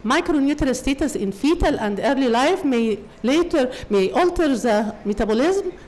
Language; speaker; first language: English; non-native, fluent; Arabic